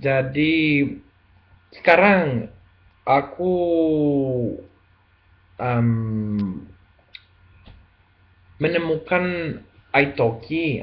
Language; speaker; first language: Indonesian; non-native, learner; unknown